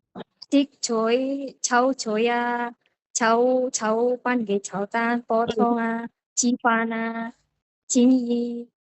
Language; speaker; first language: Cantonese; non-native, learner; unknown